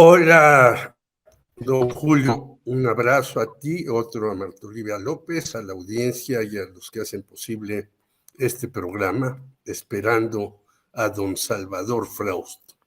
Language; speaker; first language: Spanish; native; Spanish